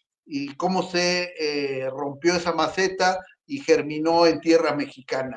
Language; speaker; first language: Spanish; native; Spanish